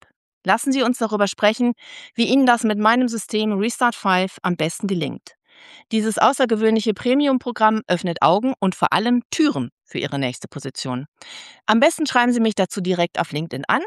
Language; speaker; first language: German; native; German